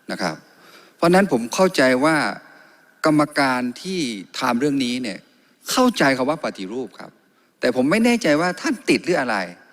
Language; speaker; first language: Thai; non-native, local second language; Karen languages